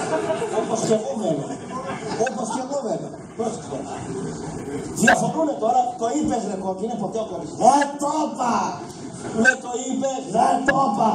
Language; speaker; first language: Greek; native; Greek